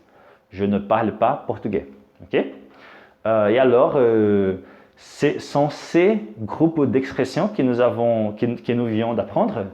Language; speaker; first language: French; non-native, fluent; Portuguese